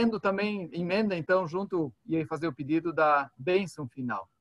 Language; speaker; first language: Portuguese; native; Portuguese